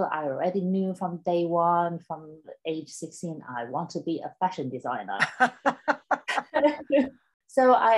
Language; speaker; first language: English; non-native, fluent; Chinese